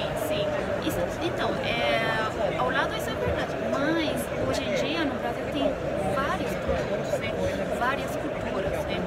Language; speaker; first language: Portuguese; non-native, learner; Japanese